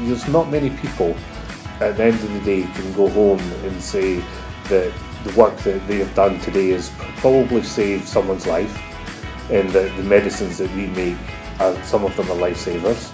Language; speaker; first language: English; native; English